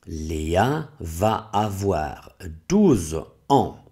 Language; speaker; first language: French; non-native, fluent; German